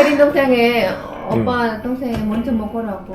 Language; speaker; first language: Korean; non-native, fluent; Vietnamese